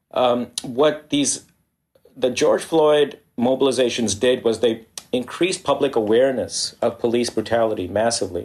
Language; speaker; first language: English; non-native, local second language; Hindi